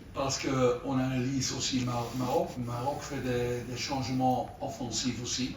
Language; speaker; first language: French; non-native, learner; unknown